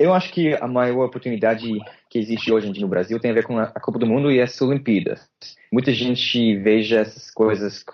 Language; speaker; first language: Portuguese; non-native, fluent; English